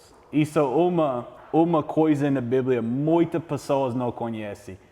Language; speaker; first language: Portuguese; non-native, learner; English